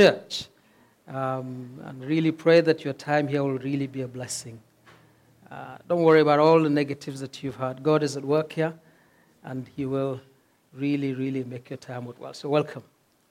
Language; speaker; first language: English; non-native, local second language; Hausa